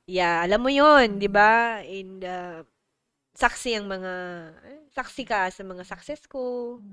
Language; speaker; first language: Filipino; non-native, local second language; Cebuano